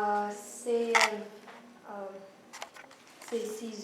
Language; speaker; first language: French; non-native, learner; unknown